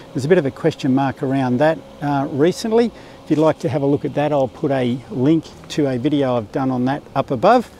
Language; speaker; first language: English; native; English